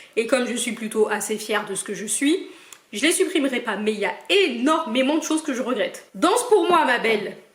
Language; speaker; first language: French; early bilingual, other home language; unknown